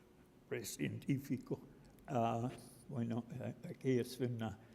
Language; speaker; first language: Spanish; non-native, fluent; English